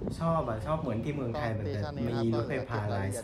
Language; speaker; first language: Thai; non-native, fluent; Vietnamese